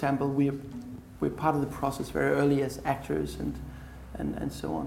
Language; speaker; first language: English; non-native, fluent; Danish